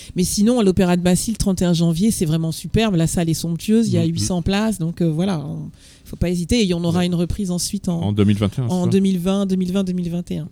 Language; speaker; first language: French; native; French